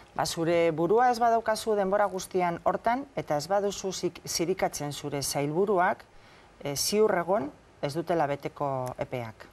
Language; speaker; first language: Basque; non-native, local second language; Spanish